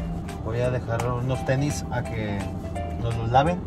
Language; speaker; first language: Spanish; native; Spanish